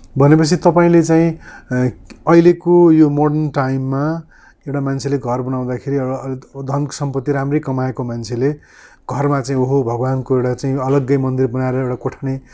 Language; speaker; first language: Nepali; native; Nepali